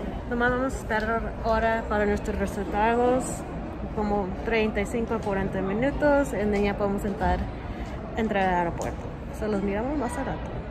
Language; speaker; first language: Spanish; early bilingual, heritage; Spanish